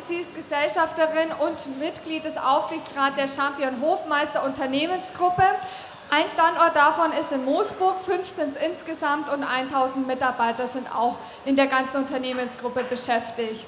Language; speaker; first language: German; native; German